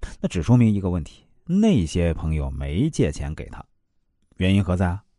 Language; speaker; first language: Chinese; native; Chinese